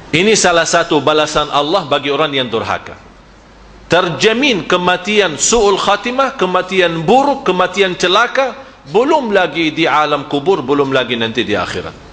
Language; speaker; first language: Malay; non-native, fluent; Arabic